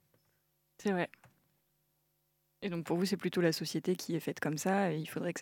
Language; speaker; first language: French; native; French